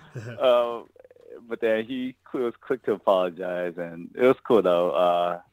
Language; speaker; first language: English; native; English